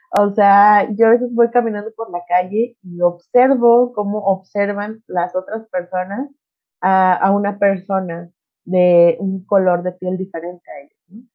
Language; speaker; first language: Spanish; non-native, local second language; Nahuatl languages